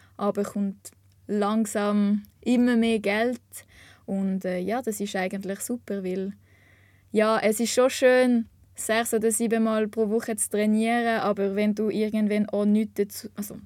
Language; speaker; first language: German; non-native, local second language; French